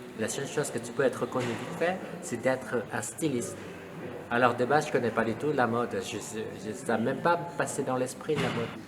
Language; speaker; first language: French; non-native, fluent; Lao